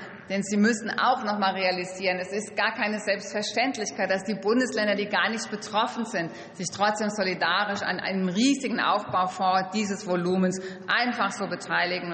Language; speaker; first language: German; native; German